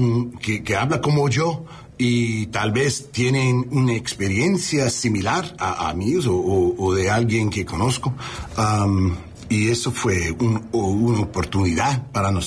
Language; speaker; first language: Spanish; non-native, learner; English